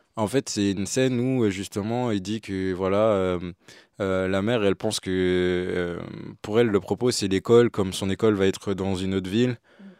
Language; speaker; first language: French; native; French